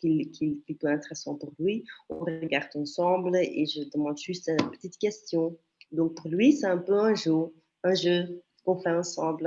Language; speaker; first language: French; non-native, local second language; Dutch